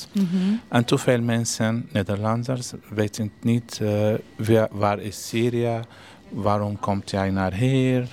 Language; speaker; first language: Dutch; non-native, learner; Arabic